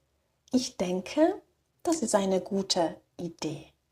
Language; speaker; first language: German; non-native, fluent; Slovak